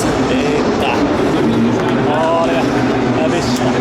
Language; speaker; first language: Portuguese; non-native, learner; English